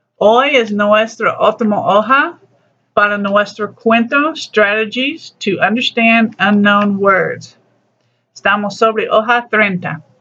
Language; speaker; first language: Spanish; non-native, learner; English